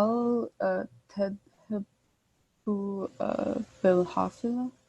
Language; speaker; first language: Arabic; non-native, learner; English